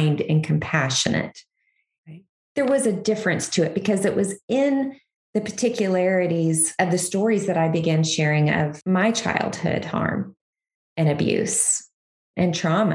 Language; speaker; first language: English; native; English